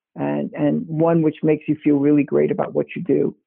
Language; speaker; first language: English; native; English